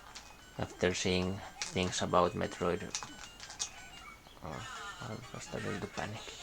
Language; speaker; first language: English; non-native, fluent; Finnish